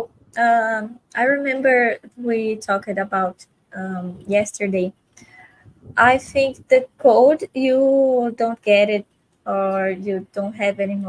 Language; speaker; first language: English; non-native, fluent; Portuguese